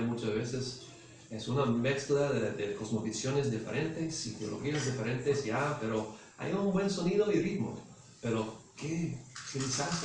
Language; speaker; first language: Spanish; non-native, fluent; English